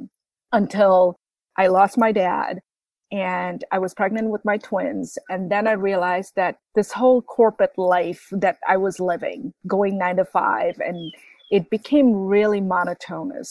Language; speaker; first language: English; non-native, local second language; Bangla